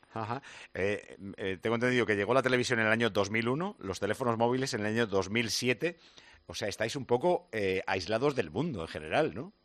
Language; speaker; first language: Spanish; native; Spanish